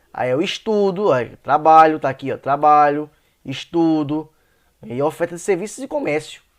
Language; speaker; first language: Portuguese; native; Portuguese